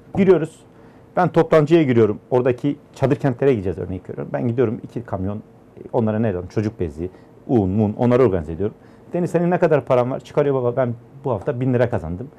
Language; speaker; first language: Turkish; native; Turkish